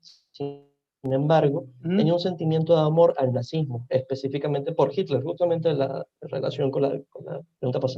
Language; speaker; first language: Spanish; native; Spanish